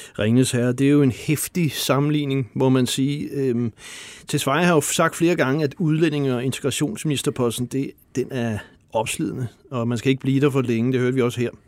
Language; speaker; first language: Danish; native; Danish